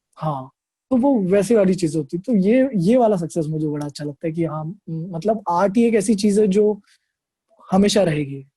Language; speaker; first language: Hindi; non-native, local second language; Marathi